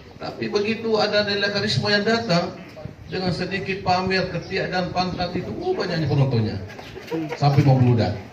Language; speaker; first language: Indonesian; non-native, local second language; Buginese